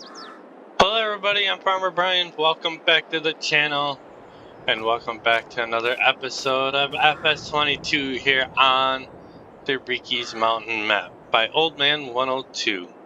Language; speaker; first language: English; native; English